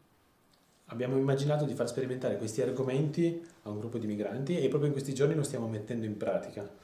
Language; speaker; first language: Italian; native; Italian